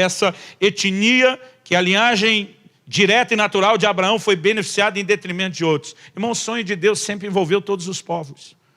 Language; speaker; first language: Portuguese; native; Portuguese